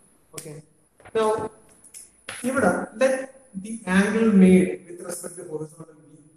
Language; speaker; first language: English; non-native, local second language; Malayalam